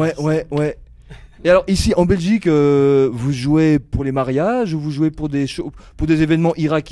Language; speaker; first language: French; native; French